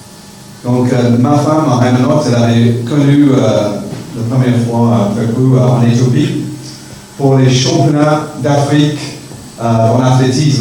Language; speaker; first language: French; non-native, fluent; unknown